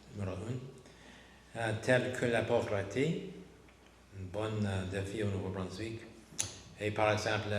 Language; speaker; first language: French; non-native, local second language; English